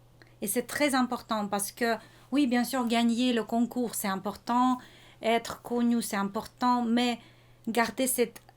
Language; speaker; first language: French; non-native, fluent; Russian